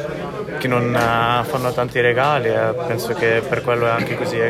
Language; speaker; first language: Italian; non-native, local second language; Swiss German